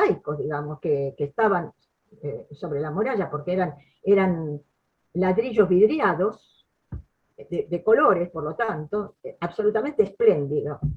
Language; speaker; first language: Spanish; native; Spanish